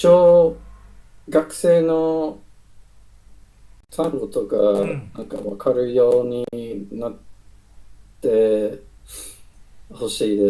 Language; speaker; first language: Japanese; non-native, learner; English